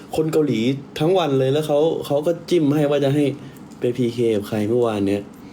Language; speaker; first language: Thai; native; Thai